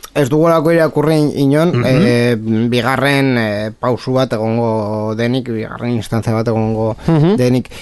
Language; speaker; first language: Basque; non-native, local second language; Spanish